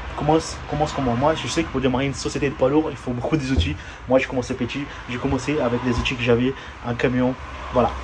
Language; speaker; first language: French; non-native, fluent; Portuguese